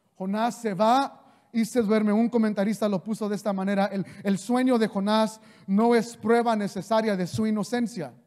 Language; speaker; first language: Spanish; early bilingual, heritage; Spanish